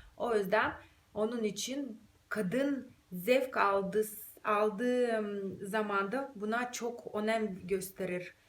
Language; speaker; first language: Turkish; non-native, fluent; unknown